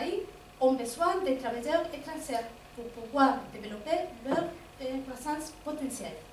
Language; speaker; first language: French; non-native, fluent; Spanish